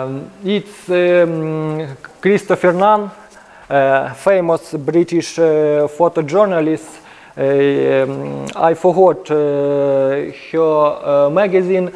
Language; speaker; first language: English; non-native, learner; Ukrainian